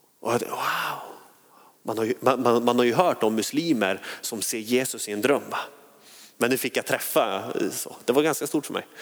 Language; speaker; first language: Swedish; native; Swedish